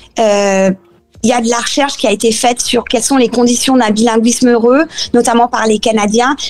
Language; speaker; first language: French; early bilingual, other home language; Spanish